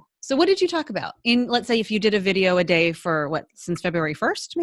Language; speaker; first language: English; native; English